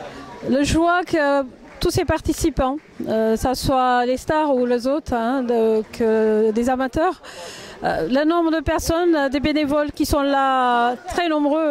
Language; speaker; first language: French; non-native, fluent; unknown